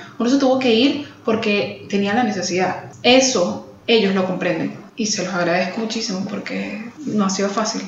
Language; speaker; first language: Spanish; native; Spanish